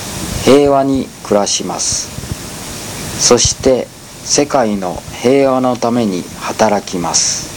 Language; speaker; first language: Japanese; non-native, learner; Spanish